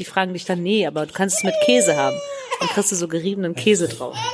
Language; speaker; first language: German; native; German